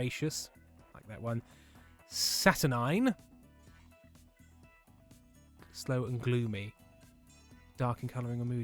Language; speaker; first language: English; native; English